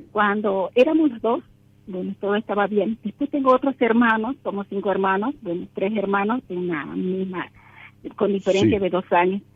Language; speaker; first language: Spanish; native; Spanish